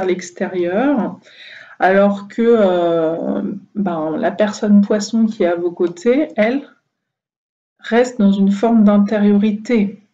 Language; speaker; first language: French; native; French